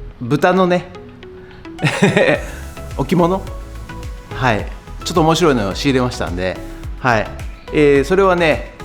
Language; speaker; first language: Japanese; native; Japanese